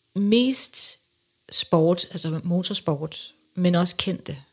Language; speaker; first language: Danish; early bilingual, other home language; English